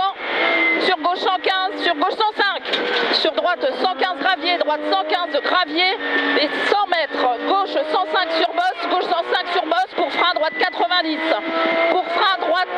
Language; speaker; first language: French; native; French